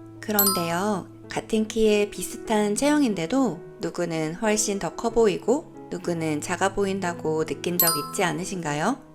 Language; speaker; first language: Korean; native; Korean